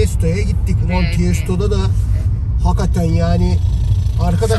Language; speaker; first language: Turkish; native; Turkish